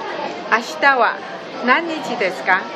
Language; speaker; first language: Japanese; non-native, learner; Chinese